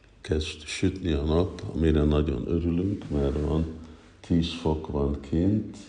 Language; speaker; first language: Hungarian; early bilingual, heritage; Hungarian